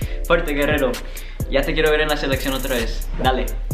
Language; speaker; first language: Spanish; early bilingual, heritage; Spanish